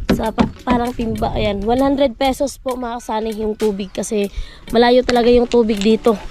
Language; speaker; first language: Filipino; non-native, local second language; Cebuano